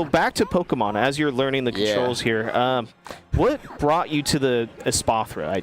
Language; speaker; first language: English; native; English